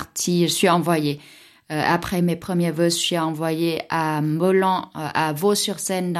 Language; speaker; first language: French; non-native, fluent; Vietnamese